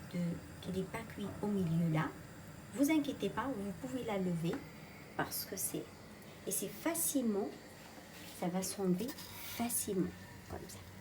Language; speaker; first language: French; non-native, local second language; Arabic